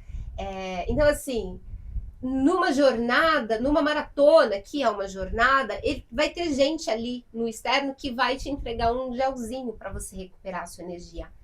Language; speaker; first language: Portuguese; native; Portuguese